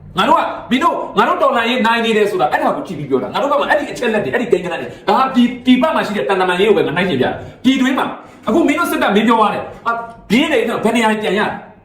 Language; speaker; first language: Burmese; native; Burmese